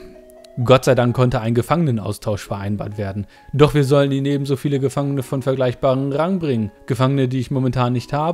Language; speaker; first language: German; native; German